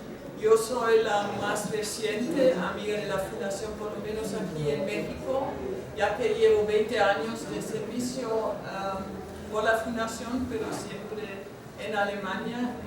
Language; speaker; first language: Spanish; non-native, fluent; German